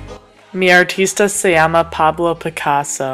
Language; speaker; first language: Spanish; non-native, learner; English